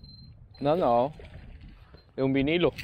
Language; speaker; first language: Spanish; native; Spanish